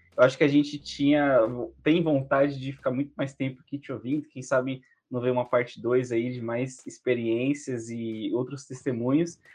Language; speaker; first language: Portuguese; native; Portuguese